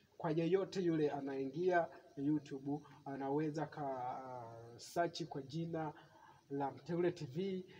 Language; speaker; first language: Swahili; native; Swahili